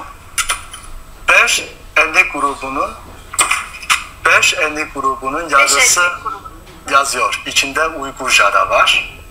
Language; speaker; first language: Turkish; non-native, learner; Chinese